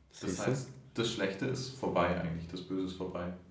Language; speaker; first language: German; native; German